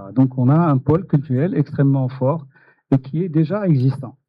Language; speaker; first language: French; non-native, local second language; Arabic